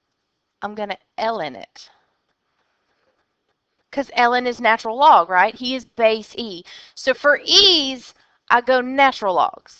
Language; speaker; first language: English; native; English